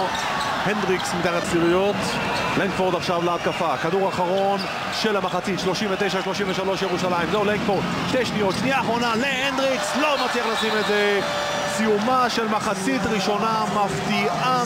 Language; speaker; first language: Hebrew; native; Hebrew